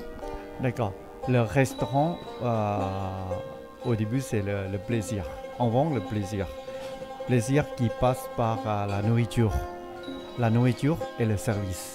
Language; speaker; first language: French; non-native, fluent; Thai